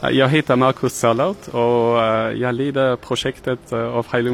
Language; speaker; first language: Swedish; non-native, fluent; German